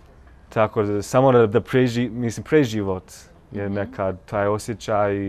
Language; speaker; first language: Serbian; non-native, learner; English